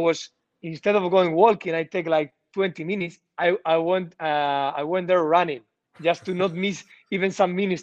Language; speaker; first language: English; non-native, learner; Spanish